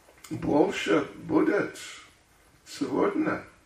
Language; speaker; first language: Russian; non-native, learner; English